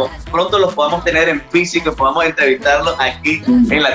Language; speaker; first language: Spanish; native; Spanish